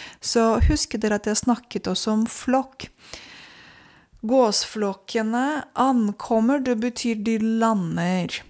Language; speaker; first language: Norwegian; non-native, fluent; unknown